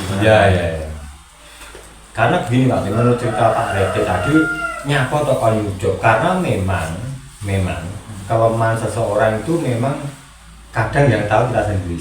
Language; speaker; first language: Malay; non-native, local second language; Javanese